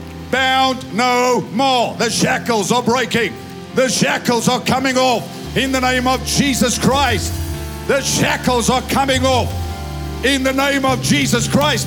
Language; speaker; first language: English; non-native, local second language; Afrikaans